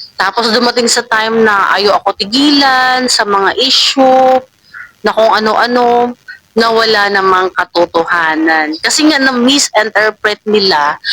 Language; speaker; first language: Filipino; non-native, local second language; Waray